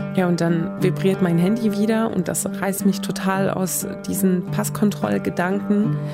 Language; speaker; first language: German; early bilingual, other home language; Swedish